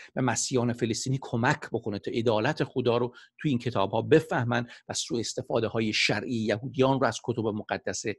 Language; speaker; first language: Persian; native; Persian